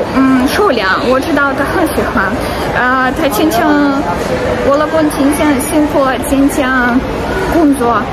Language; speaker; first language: Chinese; non-native, learner; Ukrainian